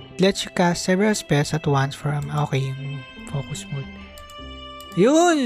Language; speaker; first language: English; non-native, local second language; Filipino